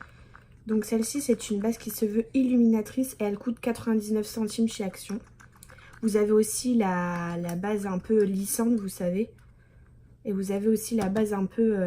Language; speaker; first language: French; native; French